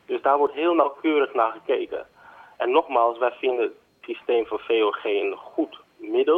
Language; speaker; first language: Dutch; native; Dutch